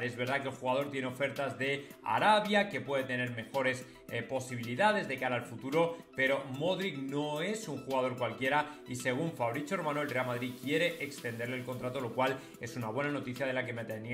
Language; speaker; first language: Spanish; native; Spanish